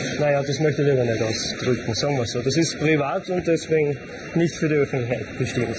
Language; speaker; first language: German; native; German